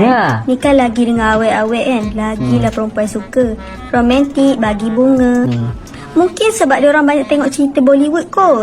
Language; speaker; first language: Malay; native; Malay